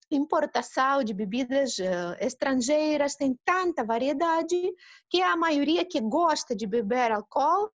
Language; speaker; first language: Portuguese; non-native, fluent; Russian